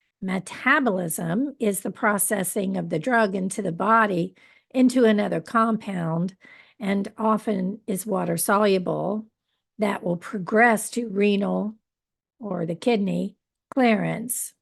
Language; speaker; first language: English; native; English